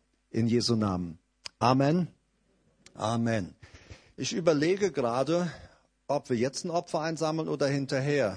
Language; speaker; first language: German; native; German